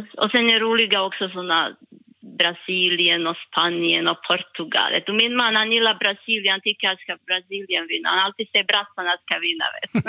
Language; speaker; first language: Swedish; non-native, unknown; Serbian